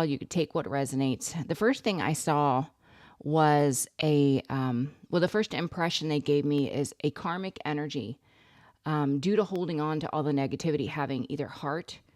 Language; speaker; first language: English; native; English